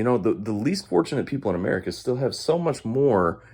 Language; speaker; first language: English; native; English